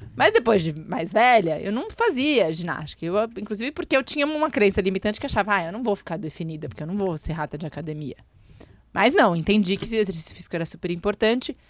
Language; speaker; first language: Portuguese; native; Portuguese